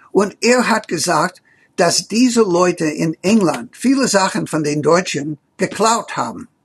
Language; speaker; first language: German; non-native, fluent; English